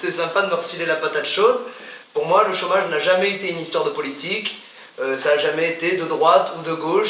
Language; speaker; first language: French; native; French